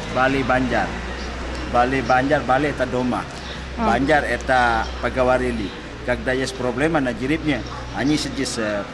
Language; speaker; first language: Russian; non-native, learner; Indonesian